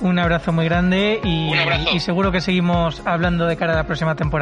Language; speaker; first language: Spanish; native; Spanish